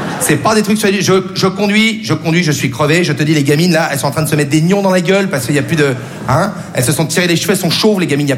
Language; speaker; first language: French; native; French